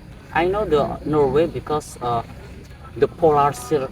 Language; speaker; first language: English; non-native, learner; Indonesian